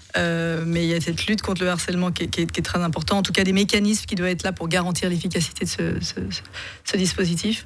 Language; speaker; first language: French; native; French